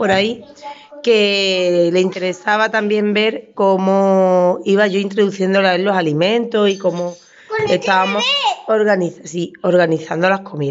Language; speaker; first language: Spanish; native; Spanish